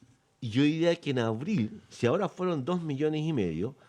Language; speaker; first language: Spanish; native; Spanish